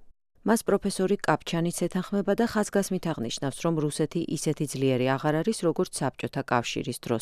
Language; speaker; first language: Georgian; native; Georgian